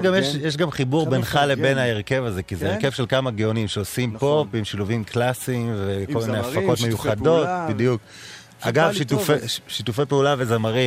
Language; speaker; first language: Hebrew; native; Hebrew